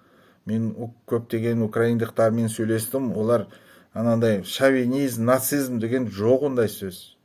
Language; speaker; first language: Kazakh; non-native, local second language; Russian